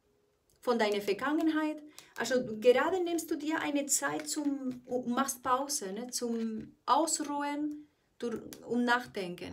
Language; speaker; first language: German; non-native, fluent; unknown